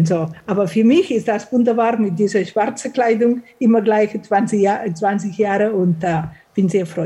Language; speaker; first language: German; non-native, fluent; Catalan